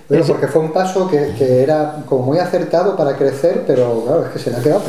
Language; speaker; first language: Spanish; native; Spanish